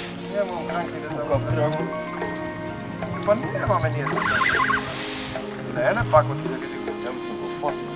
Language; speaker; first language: Macedonian; native; Macedonian